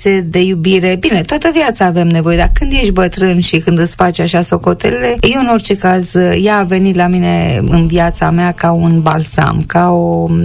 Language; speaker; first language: Romanian; native; Romanian